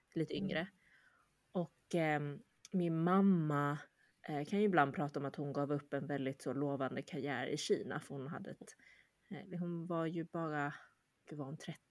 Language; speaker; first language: Swedish; early bilingual, other home language; Chinese